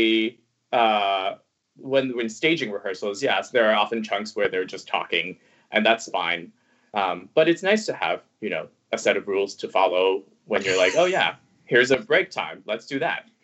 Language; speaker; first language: English; non-native, fluent; Cantonese